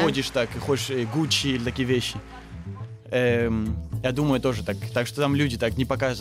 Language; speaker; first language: Russian; early bilingual, heritage; Russian